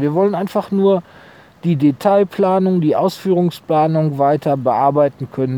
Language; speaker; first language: German; native; German